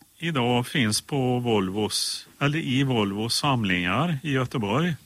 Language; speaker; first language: Swedish; native; Swedish